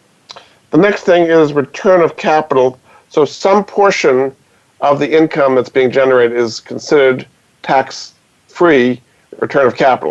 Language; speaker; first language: English; native; English